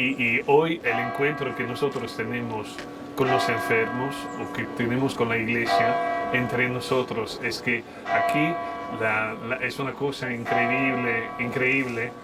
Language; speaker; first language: Spanish; non-native, fluent; French